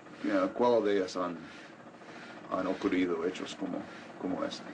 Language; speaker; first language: Spanish; non-native, fluent; English